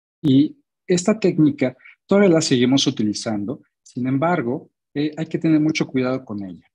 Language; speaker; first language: Spanish; native; Spanish